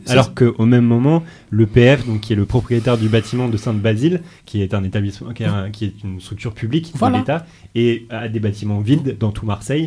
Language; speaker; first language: French; native; French